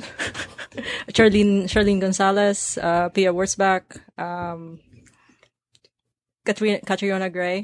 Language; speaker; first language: English; non-native, local second language; Filipino